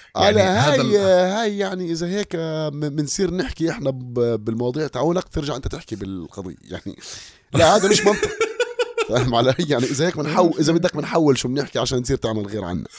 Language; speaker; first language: Arabic; native; Arabic